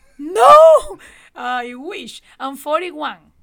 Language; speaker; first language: English; non-native, learner; Spanish